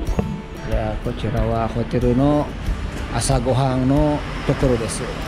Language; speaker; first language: Japanese; non-native, learner; Indonesian